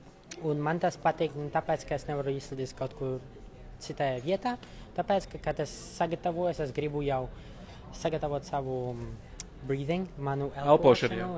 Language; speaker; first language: Latvian; non-native, local second language; Russian